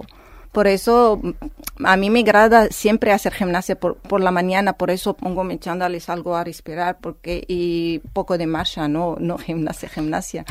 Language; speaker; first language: Spanish; non-native, fluent; Arabic